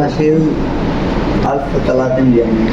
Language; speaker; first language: Arabic; non-native, learner; Bangla